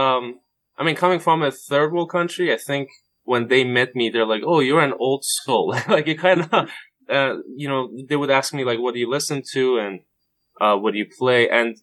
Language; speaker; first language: English; non-native, fluent; Persian